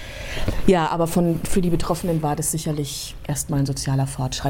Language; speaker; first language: German; native; German